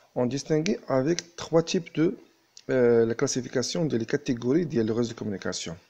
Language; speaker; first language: French; non-native, local second language; Arabic